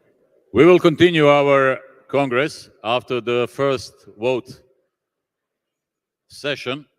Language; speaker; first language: English; non-native, fluent; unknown